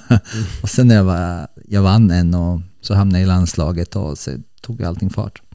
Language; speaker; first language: Swedish; early bilingual, other home language; Bosnian